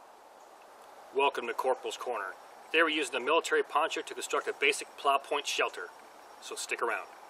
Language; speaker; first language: English; native; English